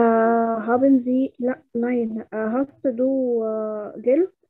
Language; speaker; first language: German; non-native, learner; Arabic